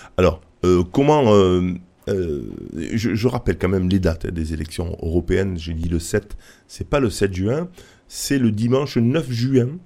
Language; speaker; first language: French; native; French